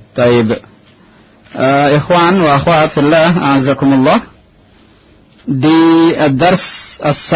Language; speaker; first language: Arabic; non-native, fluent; Indonesian